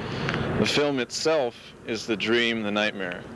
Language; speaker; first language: English; native; English